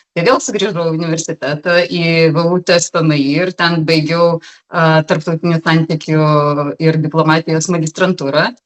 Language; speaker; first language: Lithuanian; non-native, local second language; Polish